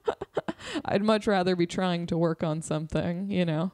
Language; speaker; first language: English; native; English